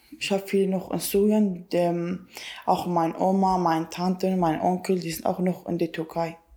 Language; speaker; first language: German; non-native, learner; Kurdish